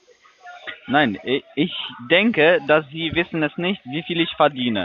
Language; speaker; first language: German; non-native, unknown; Turkish